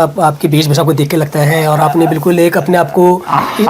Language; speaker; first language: Hindi; native; Hindi